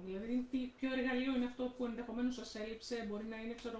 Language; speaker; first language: Greek; native; Greek